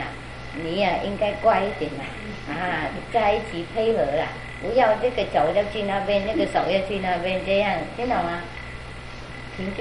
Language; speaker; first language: Chinese; non-native, fluent; Vietnamese